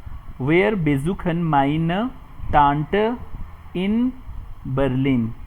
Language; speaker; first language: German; non-native, fluent; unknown